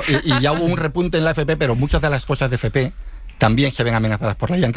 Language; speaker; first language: Spanish; native; Spanish